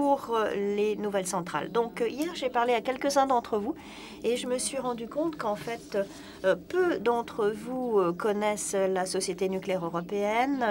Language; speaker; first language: French; non-native, fluent; Polish